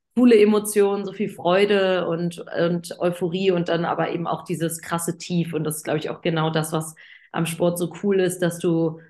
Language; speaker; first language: German; native; German